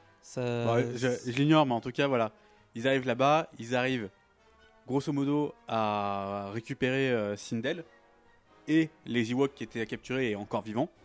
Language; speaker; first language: French; native; French